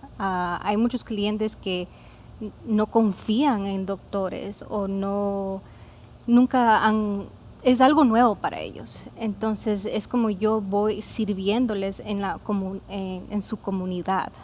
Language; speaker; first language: Spanish; early bilingual, heritage; Spanish